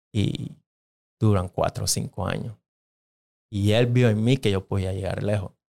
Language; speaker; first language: Spanish; non-native, local second language; Jamaican Creole English